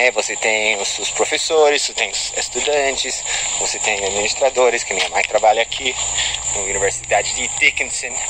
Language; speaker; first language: Portuguese; non-native, fluent; English